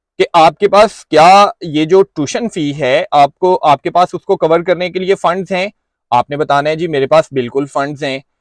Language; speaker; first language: Urdu; non-native, local second language; Punjabi